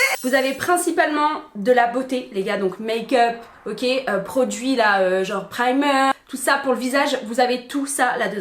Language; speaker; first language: French; native; French